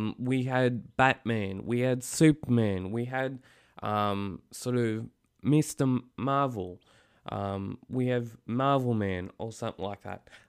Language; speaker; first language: English; native; English